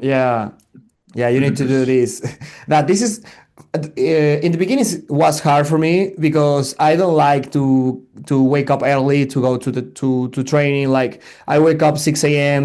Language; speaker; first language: English; non-native, learner; Spanish